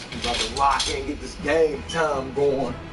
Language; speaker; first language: English; native; English